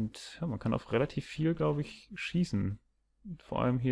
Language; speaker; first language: German; native; German